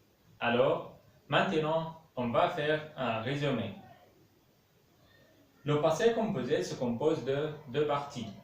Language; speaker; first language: French; non-native, local second language; Arabic